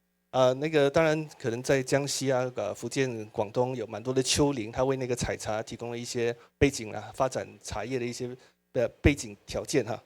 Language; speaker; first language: Chinese; native; Chinese